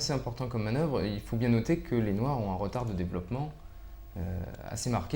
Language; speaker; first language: French; native; French